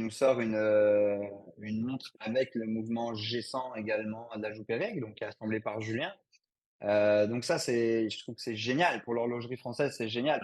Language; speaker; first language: French; native; French